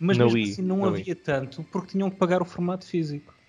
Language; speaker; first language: Portuguese; native; Portuguese